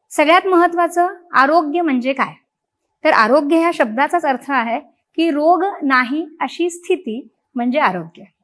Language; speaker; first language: Marathi; native; Marathi